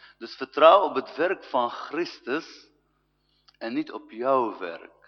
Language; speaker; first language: Dutch; non-native, fluent; Arabic